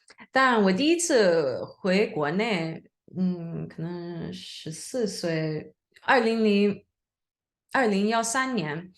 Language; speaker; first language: Chinese; early bilingual, heritage; Chinese